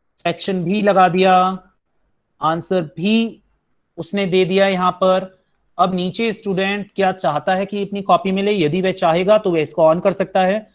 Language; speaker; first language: Hindi; native; Hindi